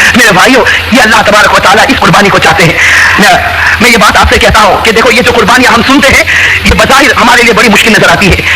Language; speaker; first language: Urdu; native; Urdu